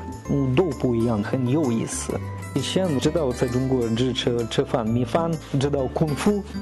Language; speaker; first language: Chinese; non-native, learner; Russian